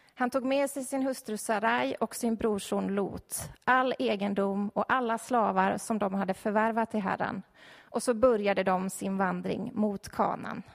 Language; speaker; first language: Swedish; native; Swedish